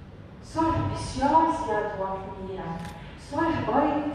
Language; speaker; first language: Persian; non-native, learner; Arabic